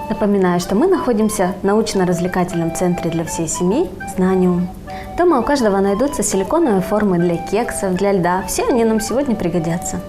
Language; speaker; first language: Russian; native; Russian